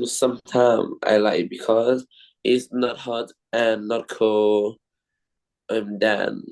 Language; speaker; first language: English; non-native, learner; Thai